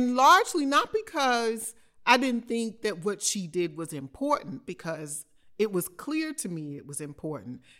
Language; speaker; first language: English; native; English